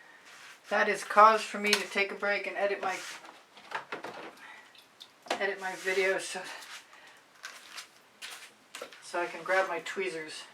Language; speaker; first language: English; native; English